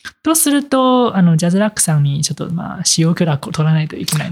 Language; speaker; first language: Japanese; non-native, fluent; Chinese